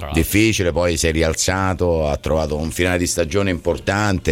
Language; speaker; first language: Italian; native; Italian